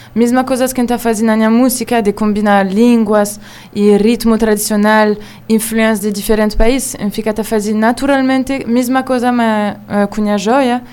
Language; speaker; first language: Portuguese; non-native, learner; Hebrew